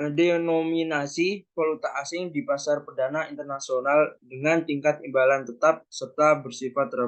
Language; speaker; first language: Indonesian; native; Indonesian